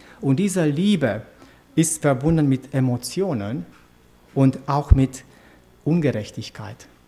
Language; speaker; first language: German; non-native, fluent; Romanian